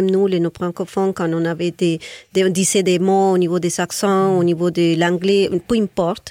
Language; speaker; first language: French; non-native, fluent; Spanish